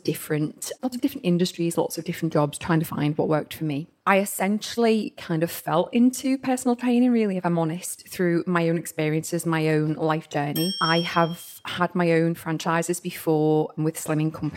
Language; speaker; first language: English; native; English